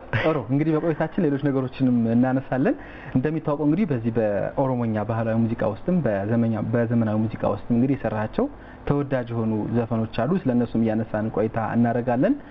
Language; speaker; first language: Amharic; native; Amharic